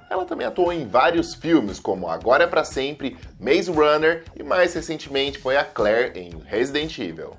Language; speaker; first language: Portuguese; native; Portuguese